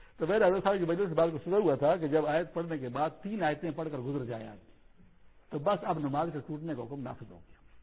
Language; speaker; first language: Urdu; non-native, local second language; Pashto